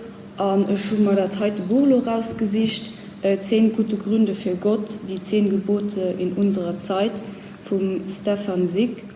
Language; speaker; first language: German; non-native, local second language; Luxembourgish